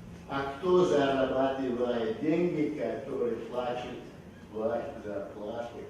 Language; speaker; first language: Russian; non-native, fluent; English